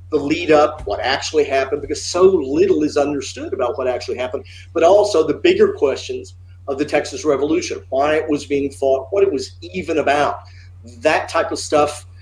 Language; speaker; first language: English; native; English